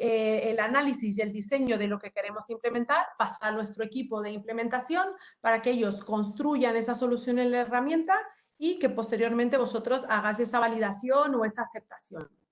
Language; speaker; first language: Spanish; native; Spanish